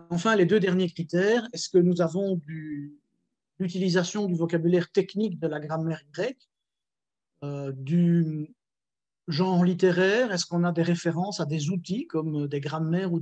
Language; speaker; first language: French; native; French